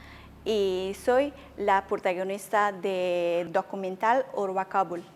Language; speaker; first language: Spanish; non-native, learner; Persian